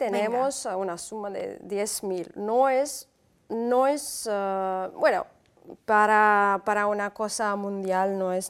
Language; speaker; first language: Spanish; non-native, fluent; Uzbek